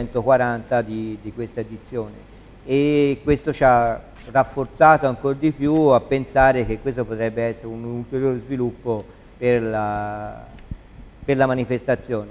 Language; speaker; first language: Italian; native; Italian